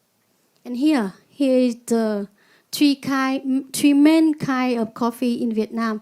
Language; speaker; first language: English; non-native, learner; Vietnamese